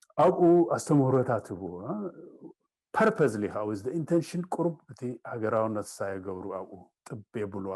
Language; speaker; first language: Tigrinya; native; Tigrinya